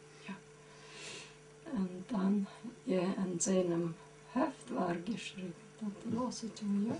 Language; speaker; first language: German; early bilingual, heritage; German